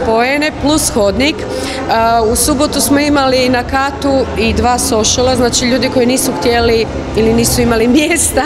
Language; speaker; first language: Croatian; native; Croatian